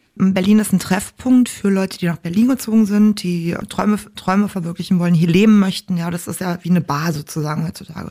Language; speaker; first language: German; native; German